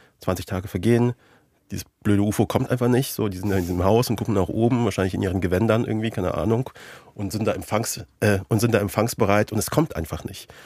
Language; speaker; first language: German; early bilingual, other home language; Persian